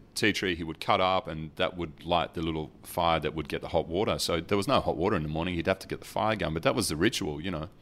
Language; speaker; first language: English; early bilingual, other home language; Dutch